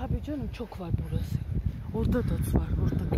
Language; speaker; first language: Turkish; non-native, learner; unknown